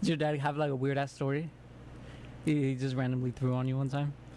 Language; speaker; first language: English; early bilingual, other home language; Spanish